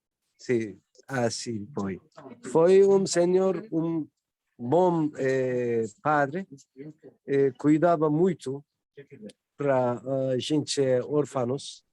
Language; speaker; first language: Portuguese; non-native, learner; Turkish